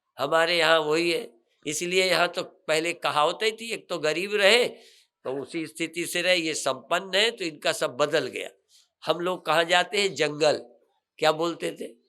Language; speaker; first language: Hindi; native; Hindi